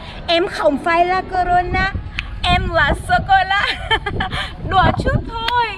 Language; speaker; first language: Vietnamese; non-native, learner; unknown